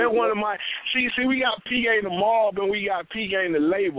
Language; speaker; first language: English; native; English